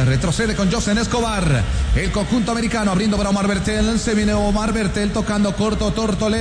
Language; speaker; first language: Spanish; native; Spanish